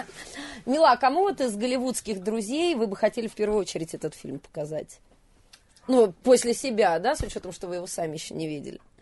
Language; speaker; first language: Russian; native; Russian